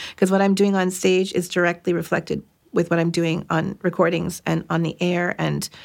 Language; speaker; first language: English; native; English